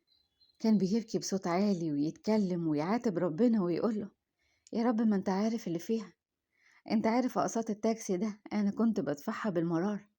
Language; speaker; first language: Arabic; native; Arabic